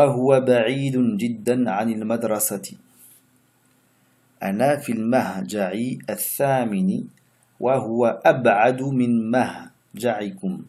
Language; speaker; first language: Arabic; non-native, fluent; French